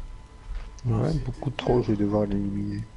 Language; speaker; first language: French; native; French